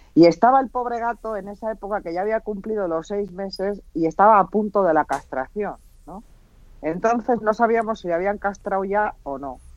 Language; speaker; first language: Spanish; native; Spanish